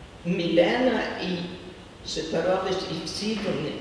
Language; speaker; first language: Ukrainian; early bilingual, heritage; Ukrainian